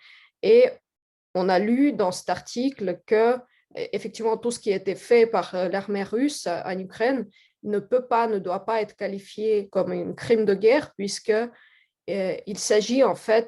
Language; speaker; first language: French; non-native, fluent; Russian